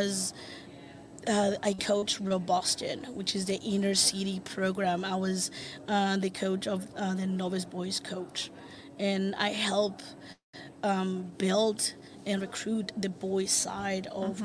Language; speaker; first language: English; non-native, fluent; Spanish